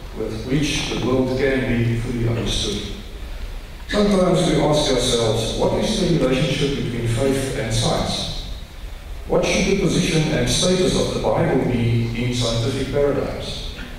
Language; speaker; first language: English; non-native, local second language; Afrikaans